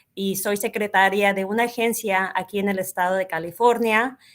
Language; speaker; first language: Spanish; early bilingual, heritage; Spanish